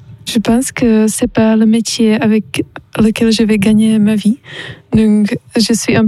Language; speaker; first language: French; non-native, fluent; Czech